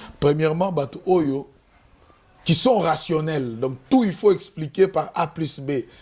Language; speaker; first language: French; non-native, local second language; Lingala